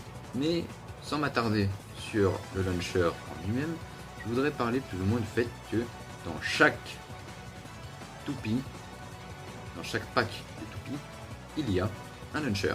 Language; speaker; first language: French; native; French